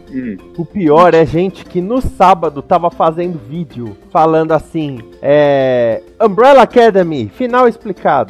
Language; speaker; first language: Portuguese; native; Portuguese